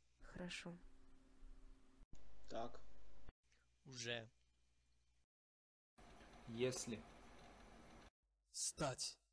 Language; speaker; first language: Russian; non-native, learner; English